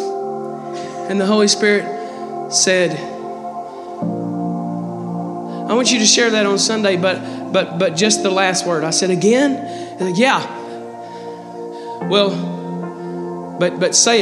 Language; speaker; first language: English; native; English